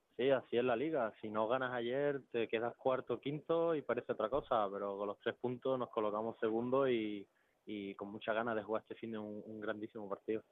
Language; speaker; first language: Spanish; early bilingual, other home language; English